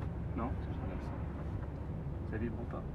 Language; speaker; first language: French; native; French